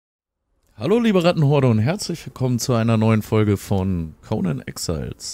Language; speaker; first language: German; native; German